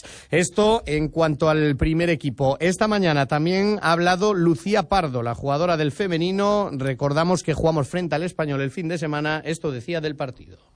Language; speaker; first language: Spanish; native; Spanish